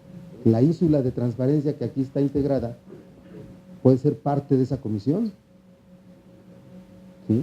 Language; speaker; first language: Spanish; native; Spanish